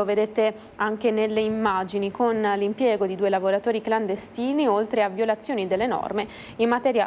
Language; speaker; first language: Italian; native; Italian